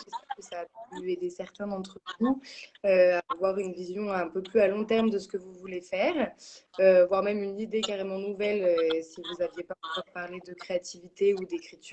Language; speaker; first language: French; native; French